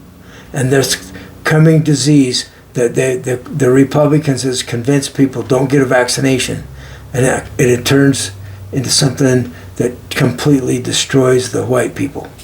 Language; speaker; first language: English; native; English